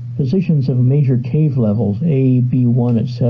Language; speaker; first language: English; native; English